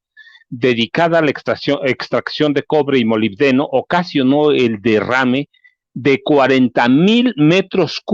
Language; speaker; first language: Spanish; native; Spanish